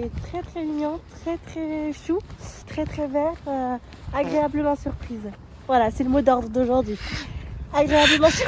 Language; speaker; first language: French; native; French